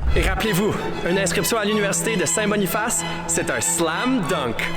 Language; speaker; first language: French; native; French